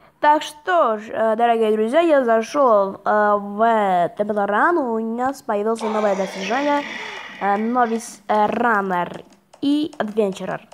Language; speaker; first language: Russian; non-native, fluent; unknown